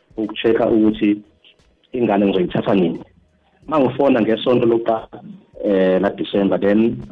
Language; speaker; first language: Zulu; native; Zulu